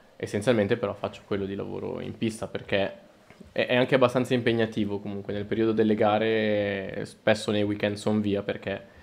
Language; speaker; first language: Italian; early bilingual, other home language; Spanish